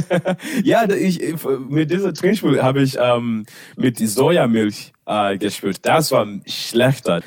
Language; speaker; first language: German; non-native, learner; English